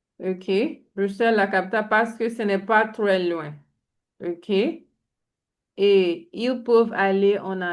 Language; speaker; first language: French; non-native, fluent; English